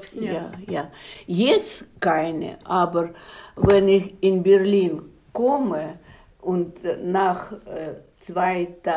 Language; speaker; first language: German; non-native, learner; Russian